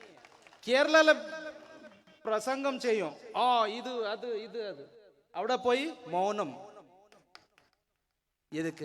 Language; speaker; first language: Malayalam; non-native, learner; Urdu